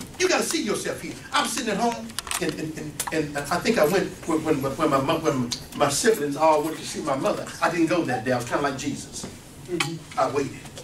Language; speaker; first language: English; native; English